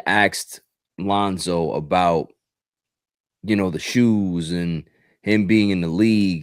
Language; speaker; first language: English; native; English